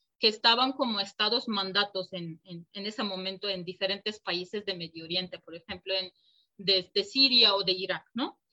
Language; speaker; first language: Spanish; non-native, fluent; Kurdish